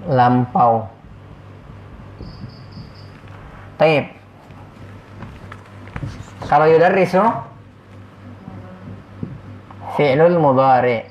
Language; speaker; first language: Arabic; non-native, fluent; Indonesian